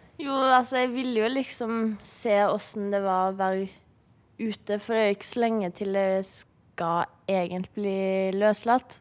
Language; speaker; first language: Norwegian; native; Norwegian